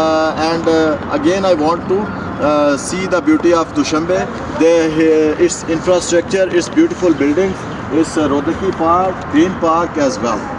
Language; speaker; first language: English; non-native, learner; Urdu